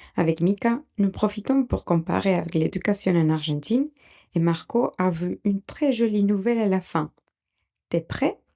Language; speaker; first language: French; non-native, fluent; Spanish